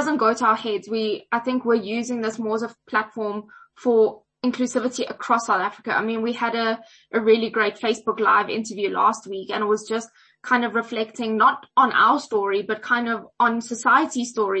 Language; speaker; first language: English; native; English